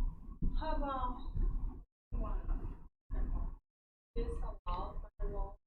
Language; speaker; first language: English; non-native, learner; Portuguese